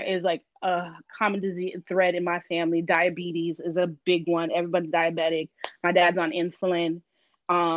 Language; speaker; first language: English; native; English